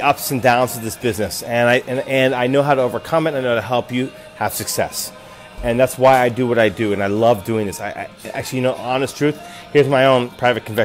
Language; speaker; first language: English; native; English